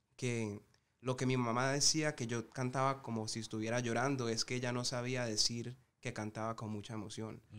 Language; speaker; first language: Spanish; early bilingual, heritage; Spanish